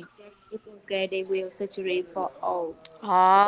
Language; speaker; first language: English; non-native, learner; Vietnamese